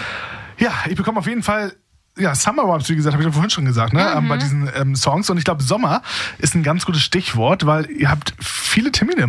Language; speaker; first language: German; native; German